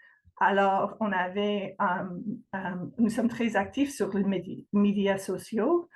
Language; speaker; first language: French; non-native, fluent; English